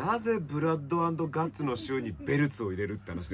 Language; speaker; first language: Japanese; native; Japanese